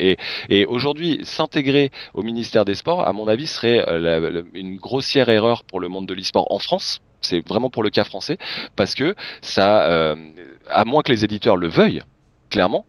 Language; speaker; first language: French; native; French